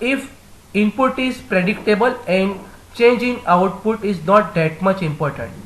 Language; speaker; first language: English; non-native, local second language; Gujarati